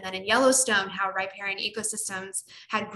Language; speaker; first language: English; native; English